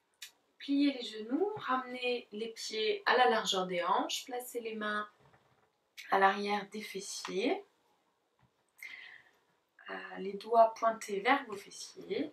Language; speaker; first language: French; native; French